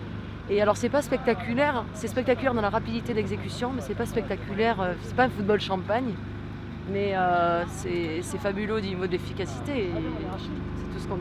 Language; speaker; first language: French; native; French